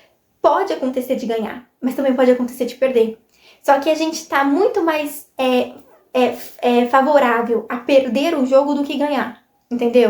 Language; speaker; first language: Portuguese; native; Portuguese